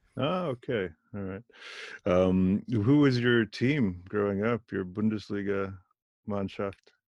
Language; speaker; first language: English; native; English